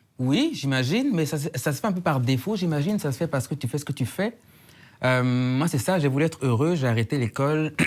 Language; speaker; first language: French; native; French